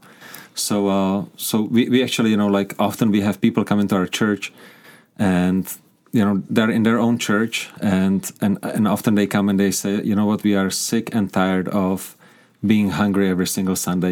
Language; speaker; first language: English; non-native, fluent; Czech